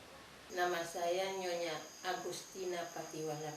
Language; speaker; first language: Malay; native; Malay